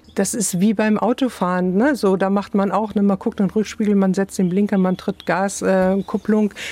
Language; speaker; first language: German; native; German